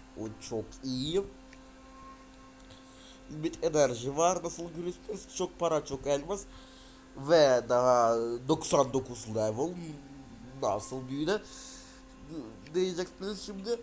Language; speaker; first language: Turkish; non-native, learner; Russian